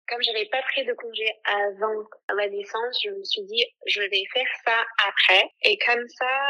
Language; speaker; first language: French; non-native, fluent; English